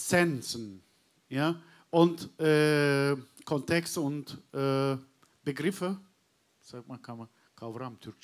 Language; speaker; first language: German; non-native, learner; Turkish